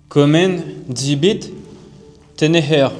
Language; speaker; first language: German; non-native, learner; French